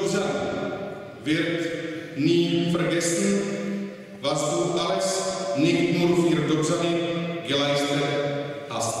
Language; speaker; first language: German; non-native, fluent; Czech